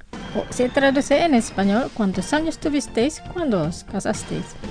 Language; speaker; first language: Spanish; non-native, fluent; Indonesian